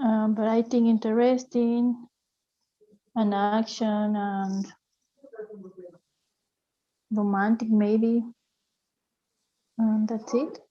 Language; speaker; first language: English; non-native, learner; Spanish